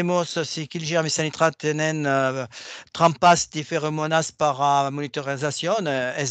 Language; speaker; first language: Spanish; non-native, learner; French